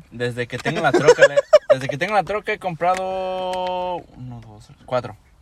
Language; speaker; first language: Spanish; early bilingual, heritage; Spanish